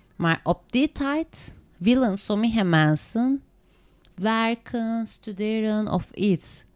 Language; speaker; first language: Dutch; non-native, learner; Turkish